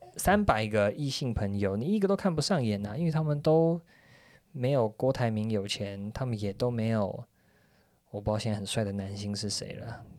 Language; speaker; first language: Chinese; early bilingual, heritage; Chinese